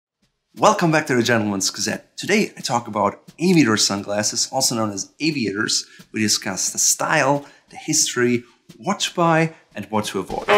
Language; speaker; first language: English; non-native, fluent; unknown